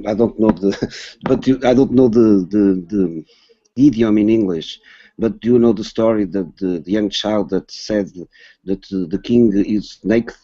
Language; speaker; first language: English; non-native, learner; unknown